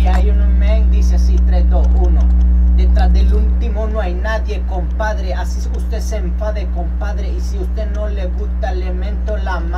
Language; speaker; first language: Spanish; native; Spanish